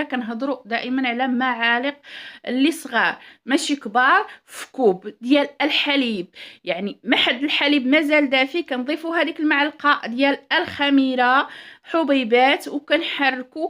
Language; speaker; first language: Arabic; native; Arabic